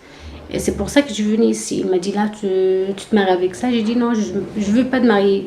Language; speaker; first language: French; non-native, learner; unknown